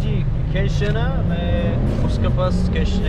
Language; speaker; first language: Hindi; non-native, learner; Turkish